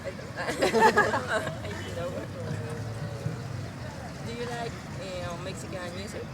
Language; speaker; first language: English; non-native, learner; Spanish